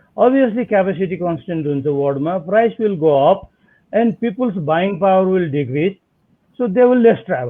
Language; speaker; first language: English; non-native, local second language; Nepali